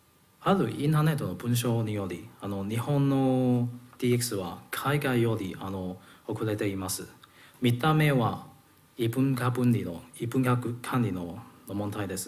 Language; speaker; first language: Japanese; non-native, learner; Cantonese